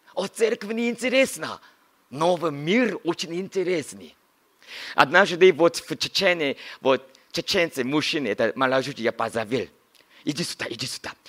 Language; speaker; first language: Russian; non-native, learner; Korean